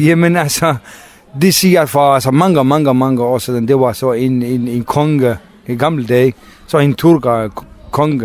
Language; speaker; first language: Danish; non-native, learner; Kurdish